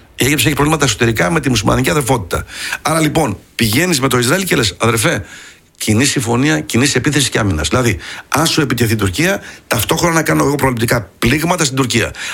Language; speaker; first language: Greek; early bilingual, heritage; Greek